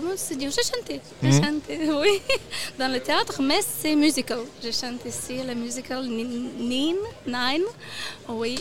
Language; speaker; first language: French; non-native, learner; Ukrainian